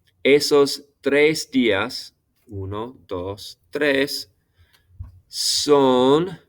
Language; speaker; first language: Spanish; non-native, fluent; English